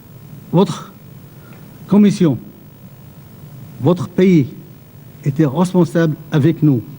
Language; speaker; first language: French; non-native, fluent; Arabic